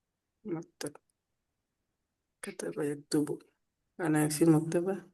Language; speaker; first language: Arabic; non-native, learner; Urdu